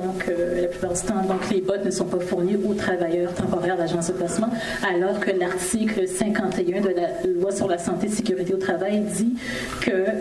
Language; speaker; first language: French; native; French